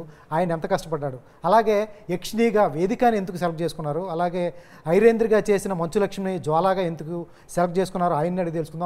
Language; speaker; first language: Telugu; native; Telugu